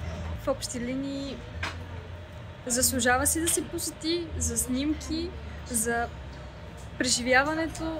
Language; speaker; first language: Bulgarian; native; Bulgarian